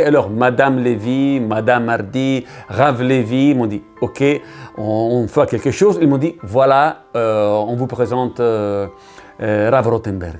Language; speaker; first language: French; non-native, learner; Italian